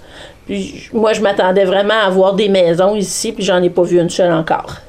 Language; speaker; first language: French; native; French